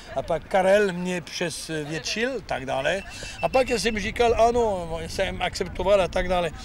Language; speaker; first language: Czech; non-native, fluent; French